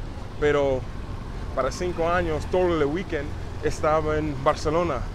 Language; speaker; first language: Spanish; non-native, learner; English